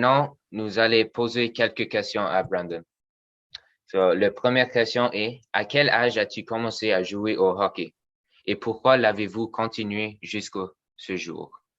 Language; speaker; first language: French; non-native, fluent; English